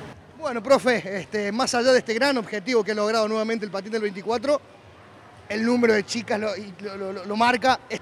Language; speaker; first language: Spanish; native; Spanish